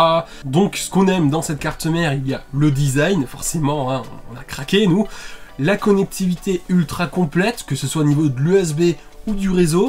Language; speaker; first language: French; native; French